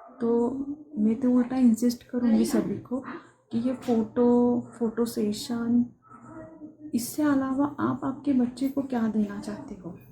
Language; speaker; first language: Hindi; non-native, local second language; Marathi